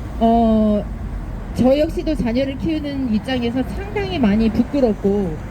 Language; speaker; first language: Korean; native; Korean